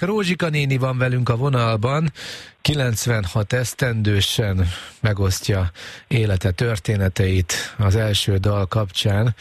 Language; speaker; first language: Hungarian; native; Hungarian